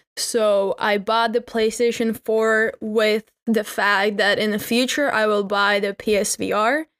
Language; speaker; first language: English; non-native, fluent; Czech